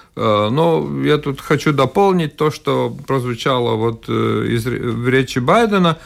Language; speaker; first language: Russian; non-native, local second language; Latvian